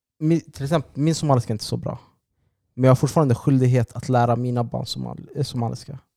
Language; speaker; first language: Swedish; native; Swedish